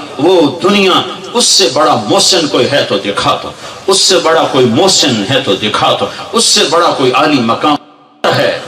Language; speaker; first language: Urdu; non-native, local second language; Punjabi